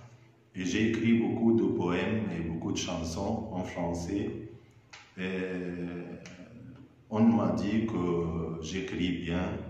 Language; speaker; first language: French; non-native, fluent; Arabic